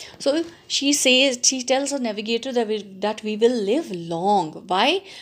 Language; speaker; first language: English; non-native, local second language; Punjabi